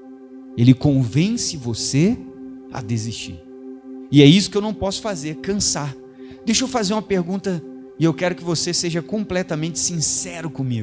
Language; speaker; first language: Portuguese; native; Portuguese